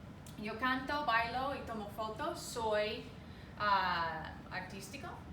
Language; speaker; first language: Spanish; non-native, fluent; English